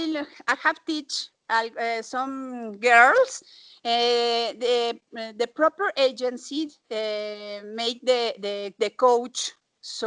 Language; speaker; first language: English; non-native, learner; Spanish